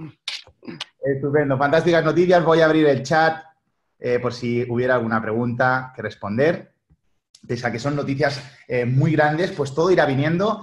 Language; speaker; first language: Spanish; native; Spanish